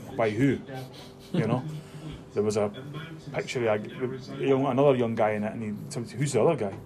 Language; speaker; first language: English; native; English